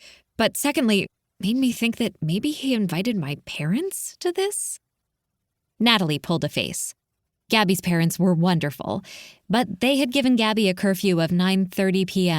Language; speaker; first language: English; native; English